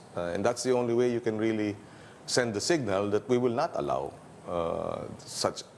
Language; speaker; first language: English; non-native, local second language; Filipino